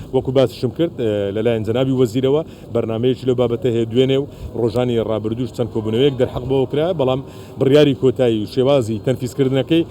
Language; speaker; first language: Central Kurdish; native; Central Kurdish